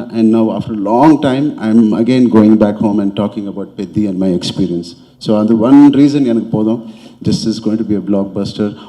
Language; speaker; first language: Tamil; non-native, learner; Telugu